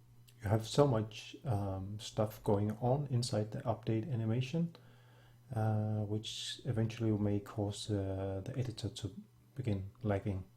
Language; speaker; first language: English; non-native, fluent; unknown